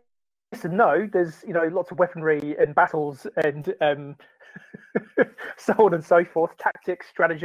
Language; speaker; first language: English; native; English